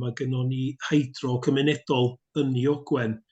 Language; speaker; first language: Welsh; native; Welsh